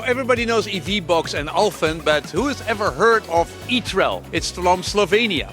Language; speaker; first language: English; non-native, fluent; Dutch